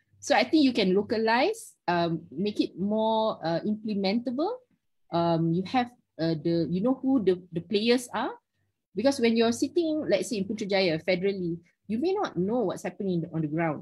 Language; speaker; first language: English; non-native, local second language; Malay